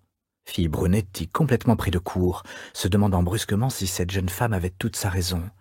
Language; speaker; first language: French; native; French